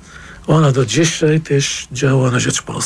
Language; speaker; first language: Polish; non-native, fluent; Arabic